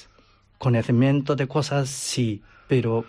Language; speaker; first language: Spanish; non-native, learner; Japanese